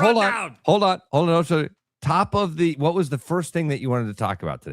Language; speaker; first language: English; native; English